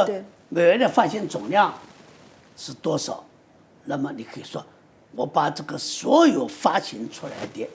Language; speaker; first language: Chinese; native; Chinese